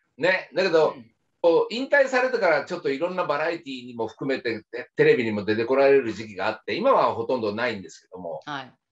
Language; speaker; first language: Japanese; native; Japanese